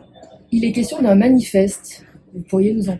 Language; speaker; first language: French; native; French